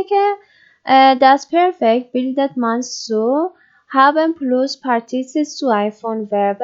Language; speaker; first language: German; non-native, learner; Persian